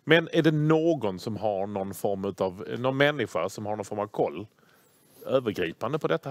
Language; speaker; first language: Swedish; native; Swedish